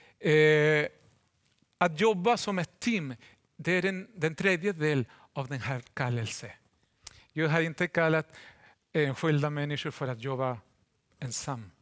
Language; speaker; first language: Swedish; non-native, fluent; Spanish